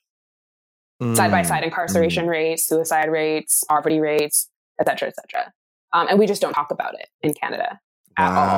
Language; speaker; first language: English; native; English